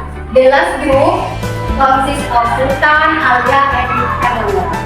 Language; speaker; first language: English; non-native, learner; Indonesian